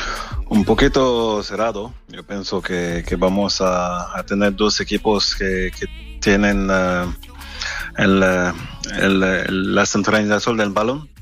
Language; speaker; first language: Spanish; non-native, fluent; French